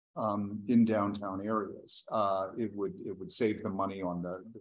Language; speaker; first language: English; native; English